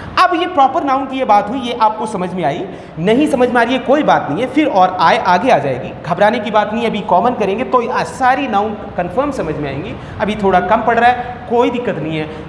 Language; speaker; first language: Hindi; native; Hindi